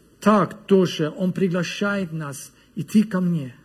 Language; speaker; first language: Russian; non-native, learner; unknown